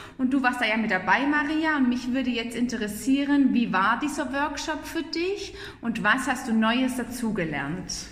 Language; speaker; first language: German; native; German